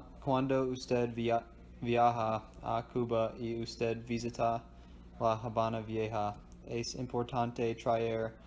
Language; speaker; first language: Spanish; non-native, learner; English